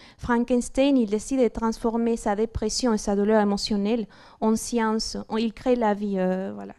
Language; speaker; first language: French; non-native, fluent; Spanish